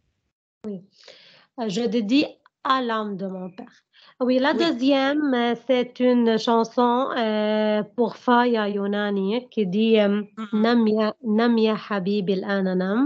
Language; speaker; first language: French; non-native, learner; Arabic